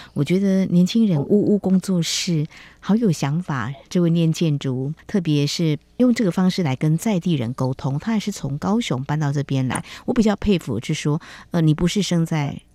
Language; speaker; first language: Chinese; native; Chinese